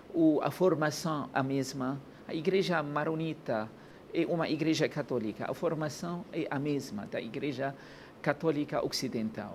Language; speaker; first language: Portuguese; non-native, learner; Arabic